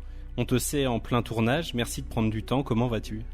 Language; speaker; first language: French; native; French